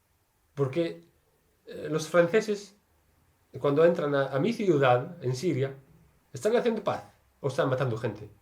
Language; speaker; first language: Spanish; non-native, learner; Arabic